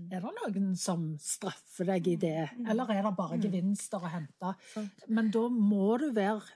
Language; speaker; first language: Norwegian; native; Norwegian